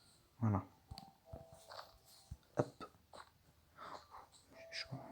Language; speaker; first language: French; native; French